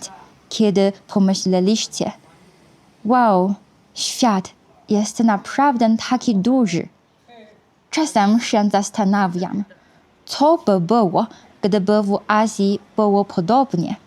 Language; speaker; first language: Polish; non-native, fluent; Chinese